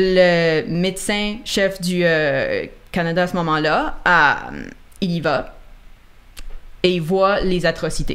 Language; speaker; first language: French; native; French